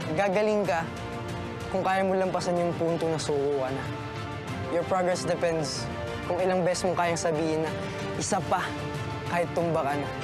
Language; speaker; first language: Filipino; native; Filipino